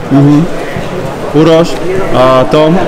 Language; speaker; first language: Polish; native; Polish